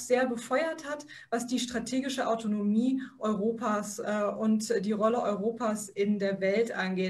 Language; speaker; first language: German; native; German